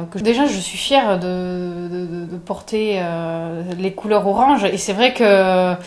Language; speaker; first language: French; native; French